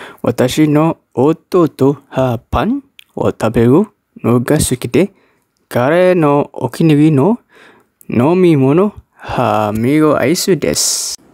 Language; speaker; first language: Japanese; non-native, learner; Malay